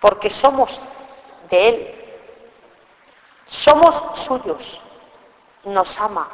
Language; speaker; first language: Spanish; native; Spanish